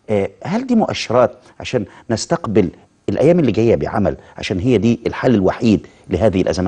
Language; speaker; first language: Arabic; native; Arabic